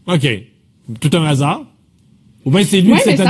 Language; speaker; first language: French; native; French